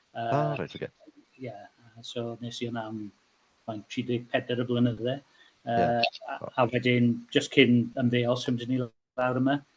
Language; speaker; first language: Welsh; non-native, local second language; English